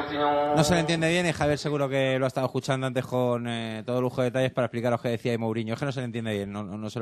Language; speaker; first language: Spanish; native; Spanish